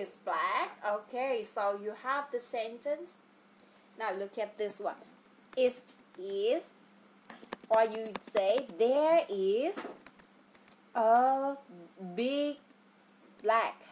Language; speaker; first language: English; non-native, fluent; Vietnamese